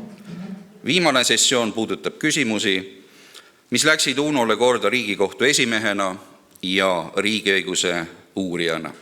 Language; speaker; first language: Estonian; native; Estonian